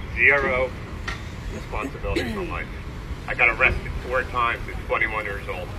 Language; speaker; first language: English; native; English